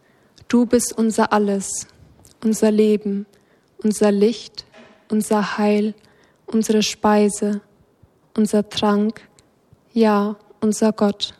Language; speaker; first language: German; native; German